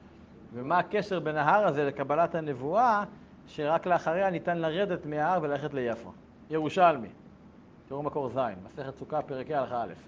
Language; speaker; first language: Hebrew; native; Hebrew